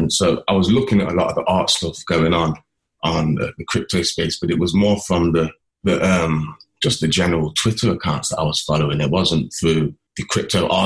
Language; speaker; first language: English; native; English